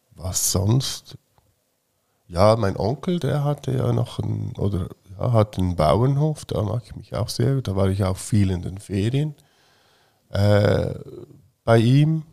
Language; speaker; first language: German; native; German